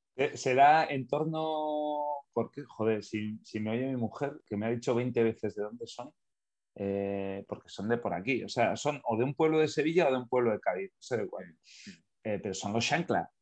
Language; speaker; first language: Spanish; native; Spanish